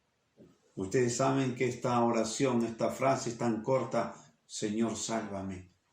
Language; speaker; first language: Spanish; native; Spanish